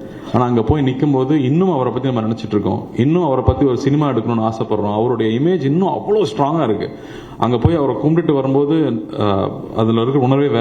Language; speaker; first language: Tamil; native; Tamil